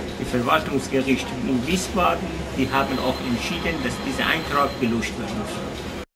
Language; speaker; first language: German; non-native, fluent; Persian